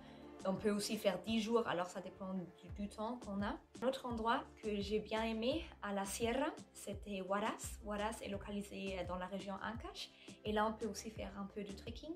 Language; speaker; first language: French; non-native, fluent; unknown